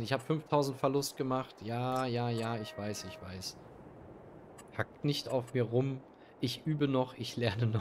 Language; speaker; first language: German; native; German